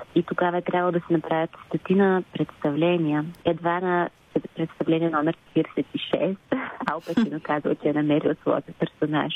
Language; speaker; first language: Bulgarian; native; Bulgarian